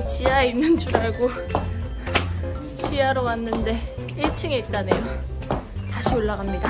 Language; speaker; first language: Korean; early bilingual, heritage; Korean